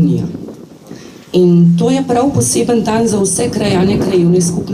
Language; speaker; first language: Slovenian; native; Slovenian